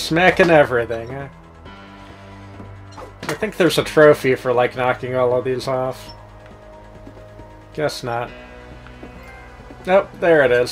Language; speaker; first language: English; native; English